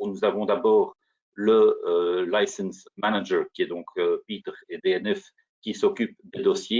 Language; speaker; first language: French; native; French